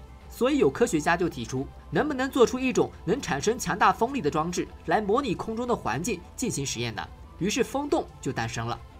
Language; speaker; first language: Chinese; native; Chinese